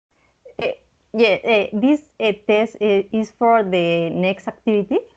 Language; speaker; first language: English; non-native, learner; Spanish